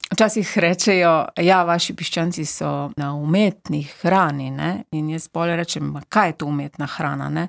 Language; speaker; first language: Slovenian; native; Slovenian